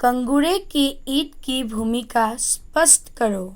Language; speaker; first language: Hindi; non-native, local second language; Assamese